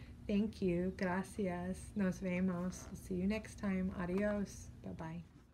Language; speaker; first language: English; native; English